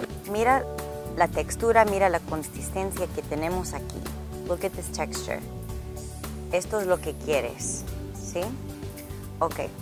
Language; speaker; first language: Spanish; non-native, fluent; English